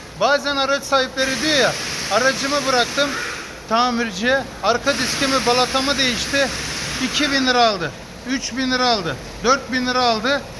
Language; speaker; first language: Turkish; native; Turkish